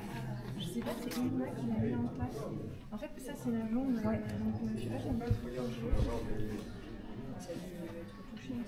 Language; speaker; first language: French; native; French